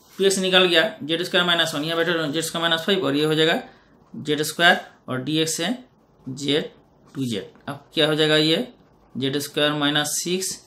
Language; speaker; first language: Hindi; non-native, local second language; Bangla